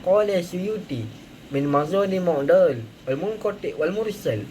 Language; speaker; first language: Arabic; non-native, learner; Malay